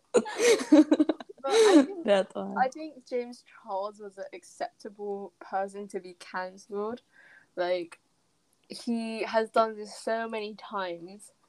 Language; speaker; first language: English; native; English